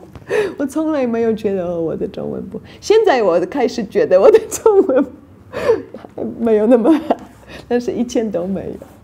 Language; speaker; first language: Chinese; non-native, fluent; Polish